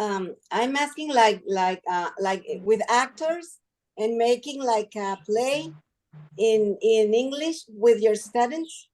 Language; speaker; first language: English; non-native, learner; Spanish